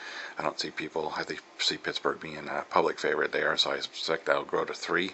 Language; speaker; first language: English; native; English